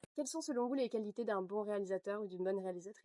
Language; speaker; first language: French; native; French